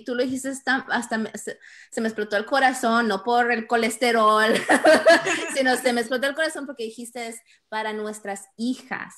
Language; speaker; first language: Spanish; early bilingual, heritage; Spanish